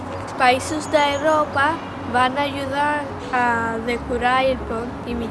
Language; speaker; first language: Catalan; non-native, local second language; Spanish